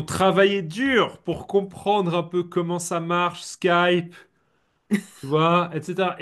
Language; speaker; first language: French; native; French